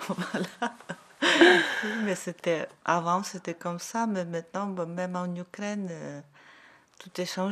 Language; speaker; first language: French; non-native, learner; Ukrainian